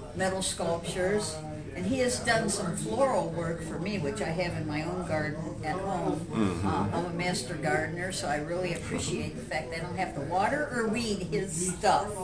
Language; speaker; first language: English; native; English